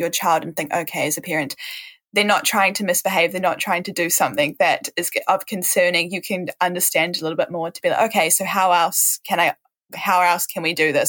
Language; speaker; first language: English; native; English